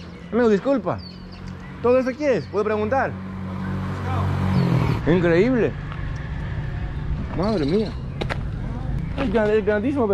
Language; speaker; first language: Spanish; non-native, learner; Greek